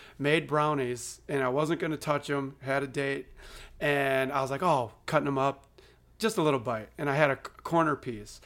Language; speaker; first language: English; native; English